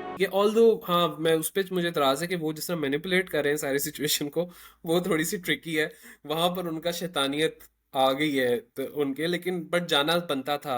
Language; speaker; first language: Urdu; native; Urdu